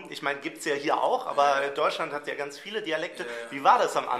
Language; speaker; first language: German; native; German